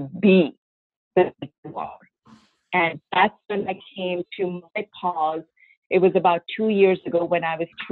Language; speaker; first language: English; non-native, local second language; Hindi